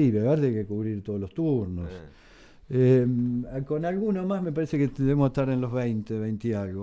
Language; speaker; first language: Spanish; native; Spanish